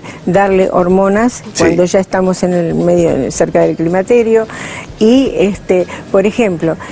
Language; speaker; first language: Spanish; native; Spanish